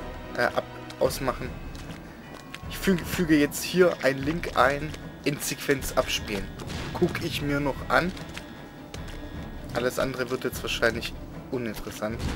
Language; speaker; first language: German; native; German